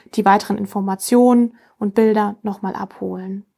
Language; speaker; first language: German; native; German